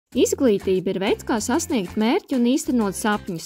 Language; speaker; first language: Latvian; native; Latvian